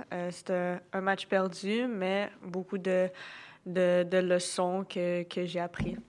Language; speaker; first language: French; non-native, local second language; English